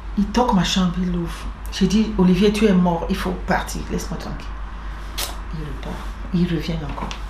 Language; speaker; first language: French; non-native, local second language; Basaa